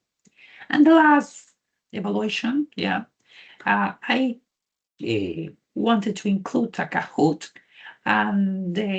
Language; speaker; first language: English; non-native, learner; Spanish